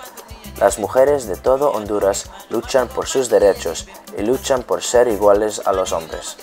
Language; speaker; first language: Spanish; non-native, learner; English